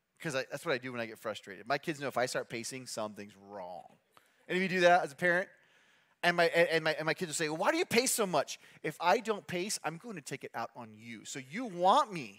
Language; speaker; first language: English; native; English